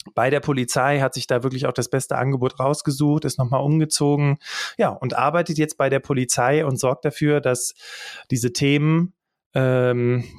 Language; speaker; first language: German; early bilingual, other home language; English